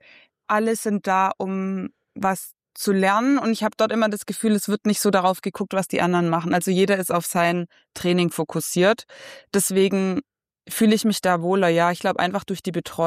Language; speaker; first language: German; native; German